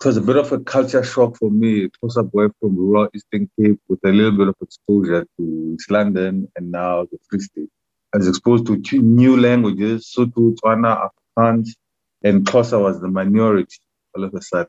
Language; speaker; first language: English; non-native, local second language; Xhosa